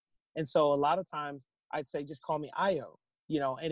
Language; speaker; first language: English; native; English